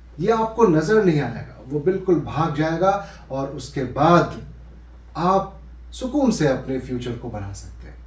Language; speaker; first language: Hindi; native; Hindi